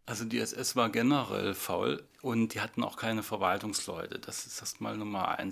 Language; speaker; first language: German; native; German